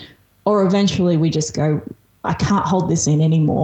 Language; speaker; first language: English; early bilingual, other home language; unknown